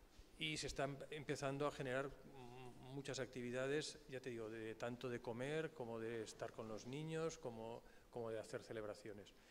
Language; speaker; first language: Spanish; native; Spanish